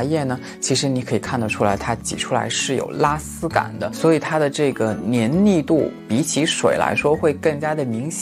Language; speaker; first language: Chinese; native; Chinese